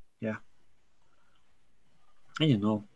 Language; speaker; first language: English; non-native, learner; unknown